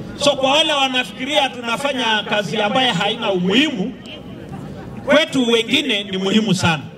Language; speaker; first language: Swahili; non-native, local second language; Masai